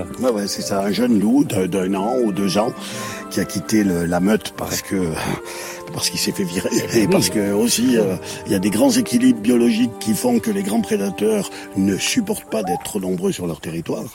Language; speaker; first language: French; native; French